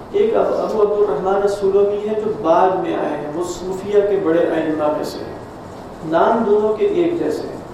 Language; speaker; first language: Urdu; native; Urdu